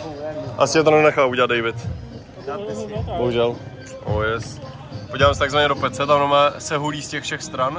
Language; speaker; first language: Czech; native; Czech